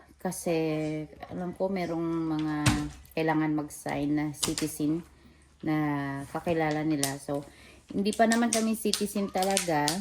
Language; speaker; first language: Filipino; non-native, local second language; Cebuano